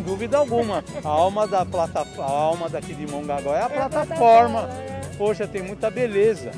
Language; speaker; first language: Portuguese; native; Portuguese